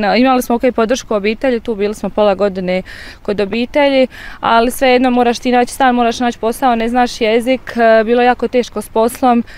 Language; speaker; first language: Croatian; native; Croatian